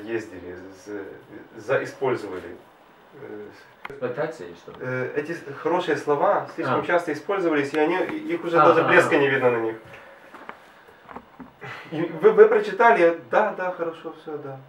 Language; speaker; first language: Russian; native; Russian